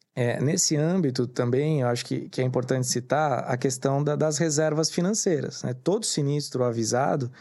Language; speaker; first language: Portuguese; native; Portuguese